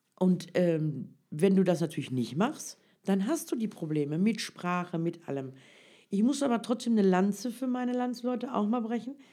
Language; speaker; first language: German; early bilingual, other home language; Turkish